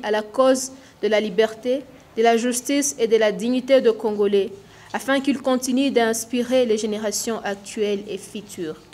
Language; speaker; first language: French; non-native, local second language; Swahili